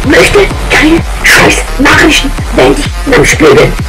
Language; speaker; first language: German; native; German